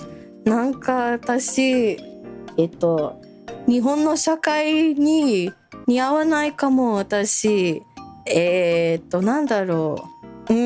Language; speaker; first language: Japanese; non-native, learner; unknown